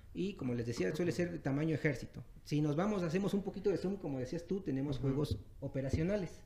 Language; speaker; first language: Spanish; native; Spanish